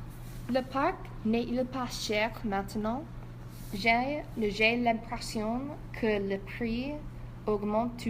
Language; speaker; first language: French; non-native, learner; English